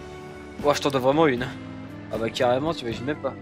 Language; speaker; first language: French; native; French